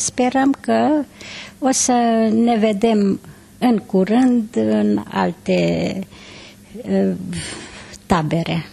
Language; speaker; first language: Romanian; non-native, local second language; Hungarian